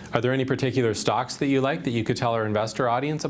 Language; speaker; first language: English; native; English